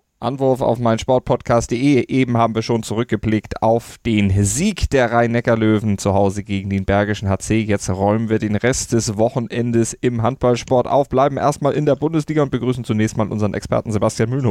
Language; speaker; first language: German; native; German